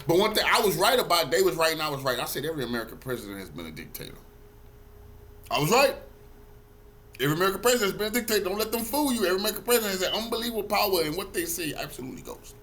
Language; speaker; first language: English; native; English